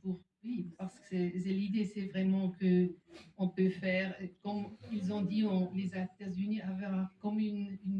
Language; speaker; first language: French; non-native, fluent; German